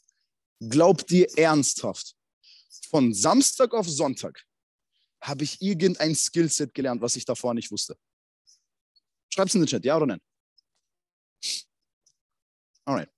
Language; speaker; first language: German; native; German